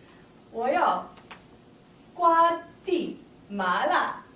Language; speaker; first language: Chinese; non-native, learner; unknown